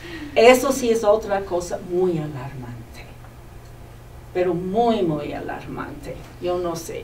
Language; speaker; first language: Spanish; non-native, fluent; English